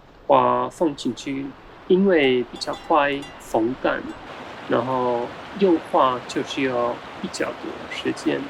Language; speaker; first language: Chinese; non-native, fluent; German